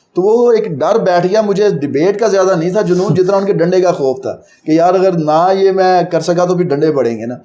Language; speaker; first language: Urdu; non-native, local second language; Punjabi